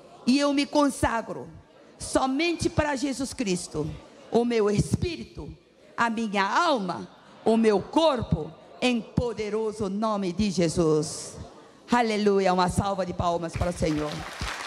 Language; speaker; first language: Portuguese; non-native, fluent; Korean